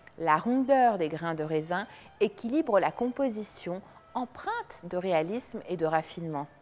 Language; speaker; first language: French; non-native, local second language; Arabic